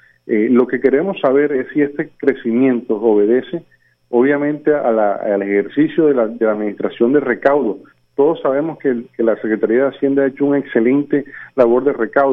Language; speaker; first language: Spanish; native; Spanish